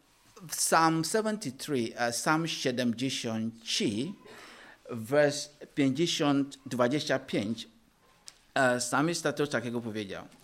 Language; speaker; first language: Polish; non-native, learner; Ukrainian